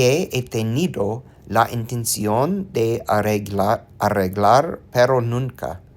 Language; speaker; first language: Spanish; non-native, learner; English